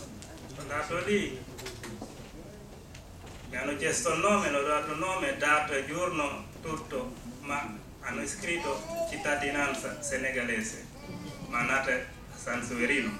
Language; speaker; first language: Italian; non-native, learner; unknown